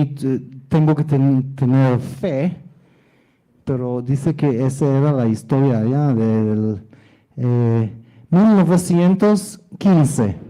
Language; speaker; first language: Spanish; non-native, learner; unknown